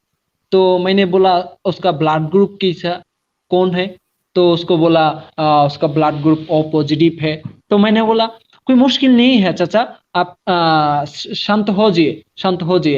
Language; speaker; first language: Hindi; non-native, learner; Bangla